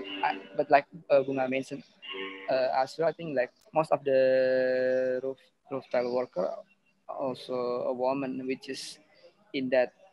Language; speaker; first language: English; non-native, learner; Indonesian